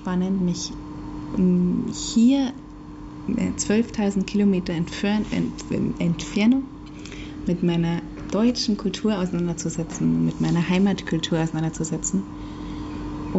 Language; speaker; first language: German; native; German